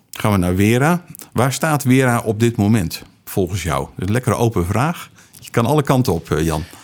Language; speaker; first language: Dutch; native; Dutch